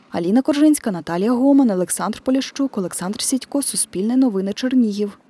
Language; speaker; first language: Ukrainian; native; Ukrainian